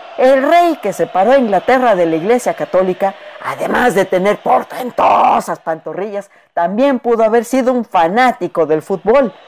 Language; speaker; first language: Spanish; native; Spanish